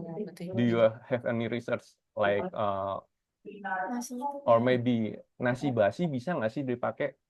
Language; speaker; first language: English; non-native, fluent; Indonesian